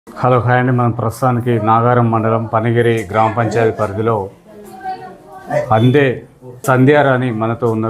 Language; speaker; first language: Telugu; native; Telugu